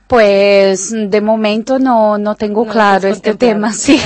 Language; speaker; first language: Spanish; non-native, fluent; Portuguese